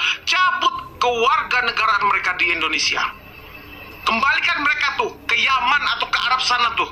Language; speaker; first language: Indonesian; native; Indonesian